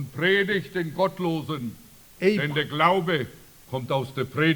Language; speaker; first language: German; early bilingual, heritage; German